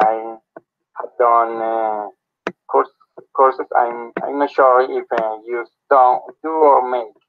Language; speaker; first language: English; non-native, learner; Spanish